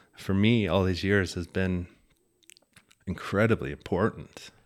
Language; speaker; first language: English; native; English